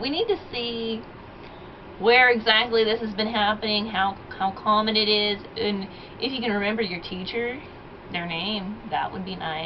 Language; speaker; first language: English; native; English